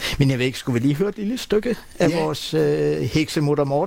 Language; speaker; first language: Danish; native; Danish